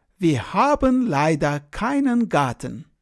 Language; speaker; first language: German; non-native, fluent; Turkish